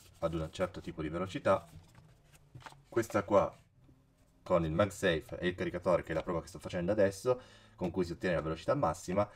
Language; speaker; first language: Italian; native; Italian